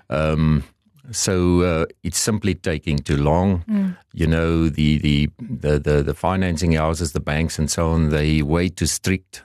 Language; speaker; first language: English; non-native, local second language; Afrikaans